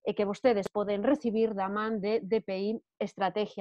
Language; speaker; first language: Spanish; non-native, local second language; Galician